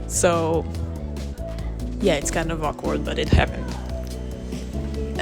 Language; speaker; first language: English; non-native, fluent; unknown